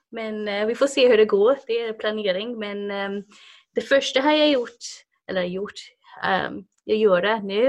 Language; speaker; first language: Swedish; non-native, fluent; English